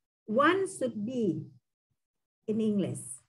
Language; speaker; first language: English; non-native, fluent; Indonesian